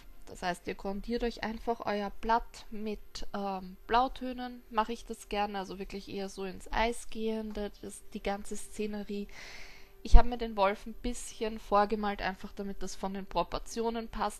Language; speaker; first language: German; native; German